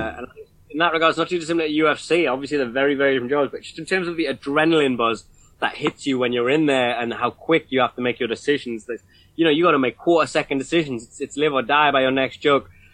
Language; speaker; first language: English; native; English